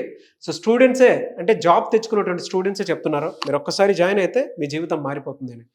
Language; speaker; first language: Telugu; native; Telugu